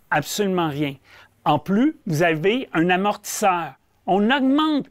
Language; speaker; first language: French; native; French